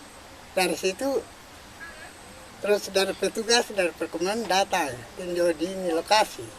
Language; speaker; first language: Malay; non-native, local second language; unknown